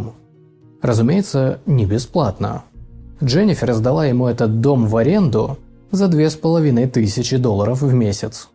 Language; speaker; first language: Russian; native; Russian